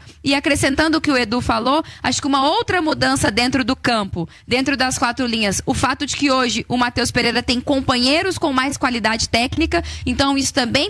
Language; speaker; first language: Portuguese; native; Portuguese